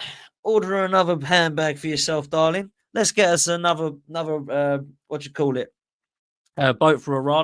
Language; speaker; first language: English; native; English